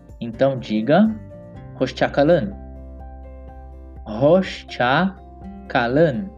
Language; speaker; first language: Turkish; non-native, learner; Portuguese